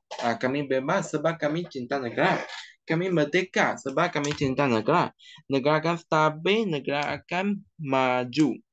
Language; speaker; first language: Malay; non-native, local second language; Chinese